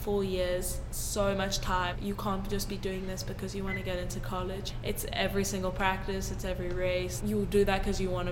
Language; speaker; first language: English; native; English